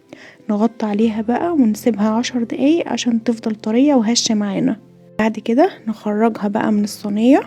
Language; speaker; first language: Arabic; native; Arabic